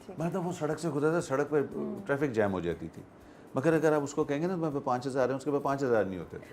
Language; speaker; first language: Urdu; native; Urdu